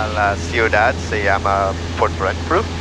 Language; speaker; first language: Spanish; non-native, learner; English